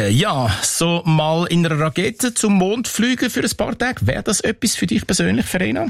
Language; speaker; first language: German; native; German